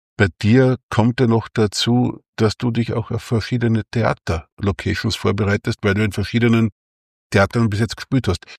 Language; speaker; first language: German; native; German